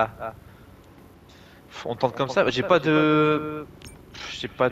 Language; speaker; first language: French; native; French